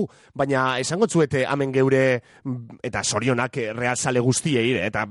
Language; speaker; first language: Basque; native; Basque